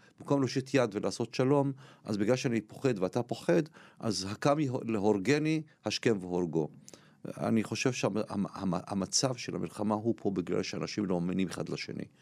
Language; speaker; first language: Hebrew; non-native, local second language; Arabic